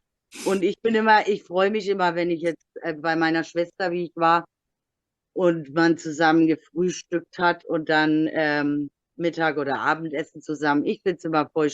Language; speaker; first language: German; native; German